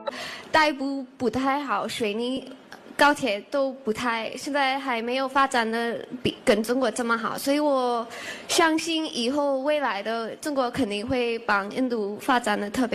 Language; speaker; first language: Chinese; non-native, fluent; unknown